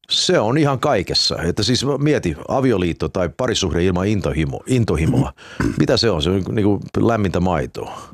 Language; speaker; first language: Finnish; early bilingual, heritage; Finnish